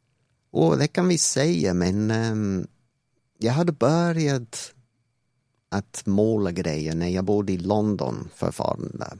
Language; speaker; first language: Swedish; non-native, fluent; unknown